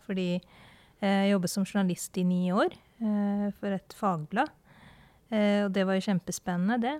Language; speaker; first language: Norwegian; early bilingual, other home language; Urdu